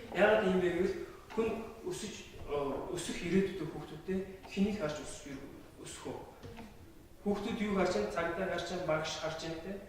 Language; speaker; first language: Mongolian; non-native, local second language; Kazakh